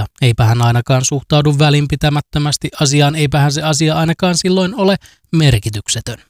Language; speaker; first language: Finnish; native; Finnish